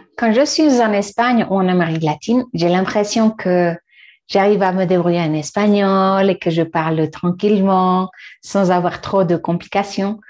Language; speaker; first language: French; non-native, fluent; Spanish